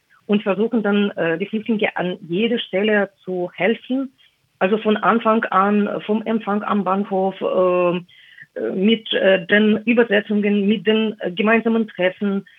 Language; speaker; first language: German; non-native, fluent; Russian